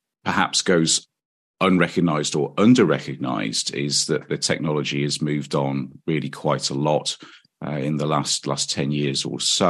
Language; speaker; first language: English; native; English